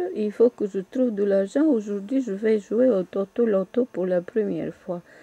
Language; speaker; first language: French; non-native, fluent; Bulgarian